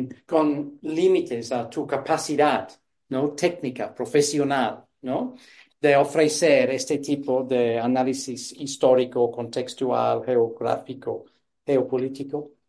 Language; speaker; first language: Spanish; non-native, fluent; English